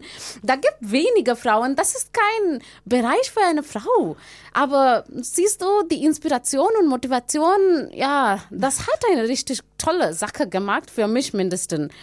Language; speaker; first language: German; non-native, learner; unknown